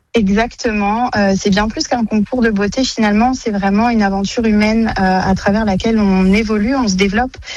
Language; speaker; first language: French; native; French